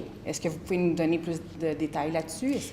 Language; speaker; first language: French; native; French